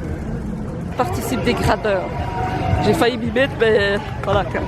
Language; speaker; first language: French; native; French